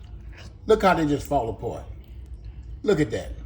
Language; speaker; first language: English; native; English